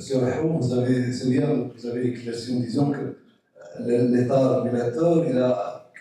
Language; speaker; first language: French; non-native, local second language; Arabic